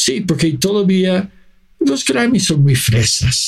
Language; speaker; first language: Spanish; non-native, fluent; English